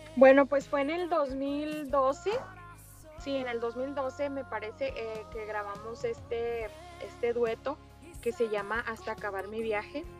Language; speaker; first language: Spanish; native; Spanish